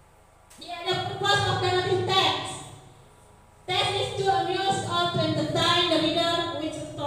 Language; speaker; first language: English; non-native, learner; Indonesian